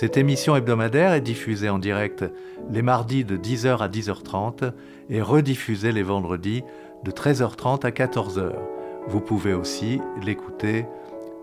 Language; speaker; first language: French; native; French